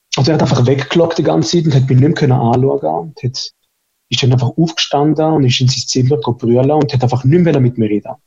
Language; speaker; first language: German; early bilingual, other home language; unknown